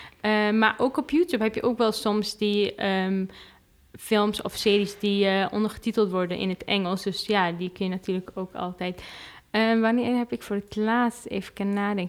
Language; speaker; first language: Dutch; non-native, fluent; Arabic